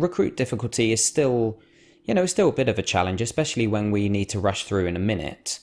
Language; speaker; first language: English; native; English